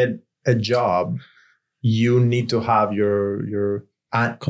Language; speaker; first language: English; non-native, fluent; Spanish